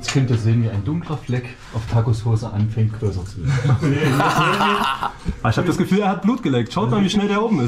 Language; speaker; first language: German; native; German